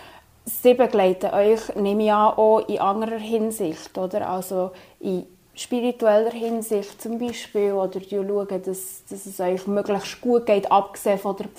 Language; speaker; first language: German; native; German